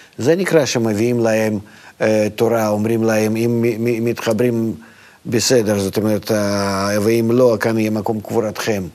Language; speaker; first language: Hebrew; non-native, fluent; Russian